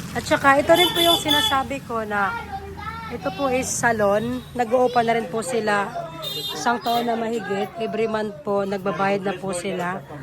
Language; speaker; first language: Filipino; native; Filipino